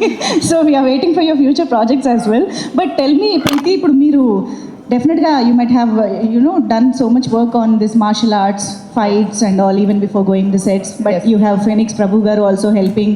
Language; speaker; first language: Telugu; native; Telugu